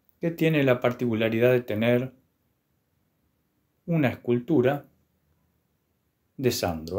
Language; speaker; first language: Spanish; native; Spanish